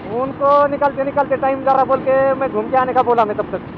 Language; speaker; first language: Hindi; non-native, local second language; Marathi